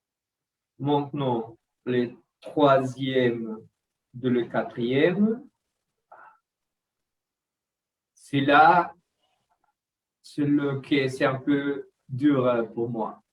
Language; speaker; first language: French; non-native, learner; Portuguese